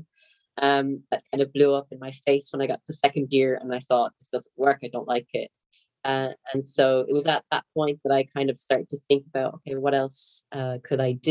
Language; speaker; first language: English; native; English